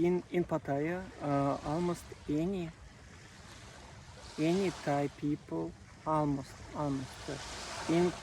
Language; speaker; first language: English; non-native, learner; Russian